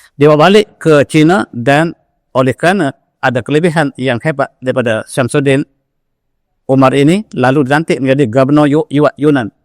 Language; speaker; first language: Malay; native; Malay